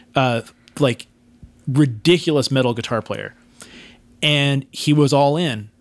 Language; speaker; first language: English; native; English